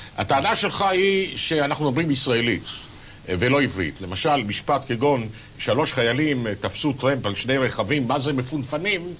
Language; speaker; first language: Hebrew; native; Hebrew